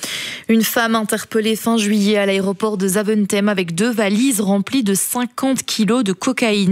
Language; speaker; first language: French; native; French